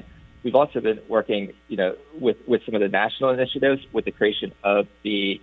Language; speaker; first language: English; native; English